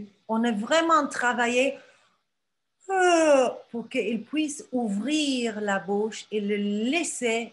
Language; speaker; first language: French; non-native, fluent; Turkish